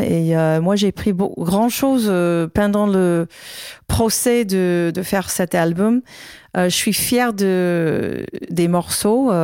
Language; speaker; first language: French; non-native, learner; English